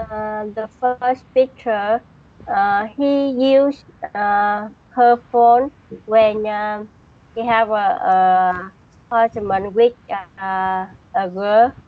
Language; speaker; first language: English; non-native, learner; Vietnamese